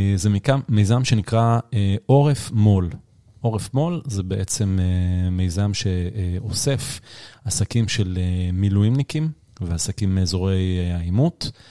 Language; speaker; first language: Hebrew; native; Hebrew